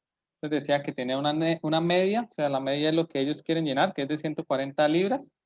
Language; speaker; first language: Spanish; native; Spanish